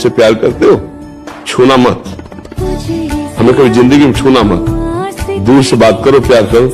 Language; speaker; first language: Hindi; native; Hindi